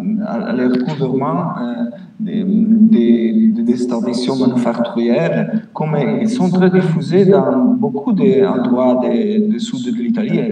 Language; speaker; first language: French; non-native, fluent; Italian